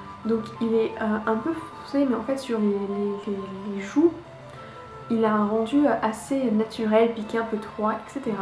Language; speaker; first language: French; native; French